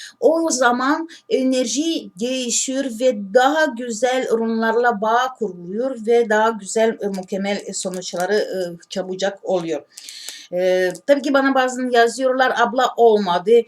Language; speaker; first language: Turkish; non-native, learner; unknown